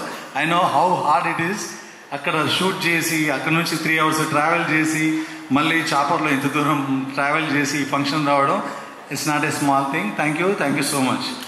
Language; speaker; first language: Telugu; native; Telugu